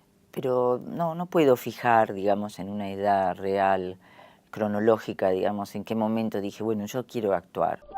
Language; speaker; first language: Spanish; native; Spanish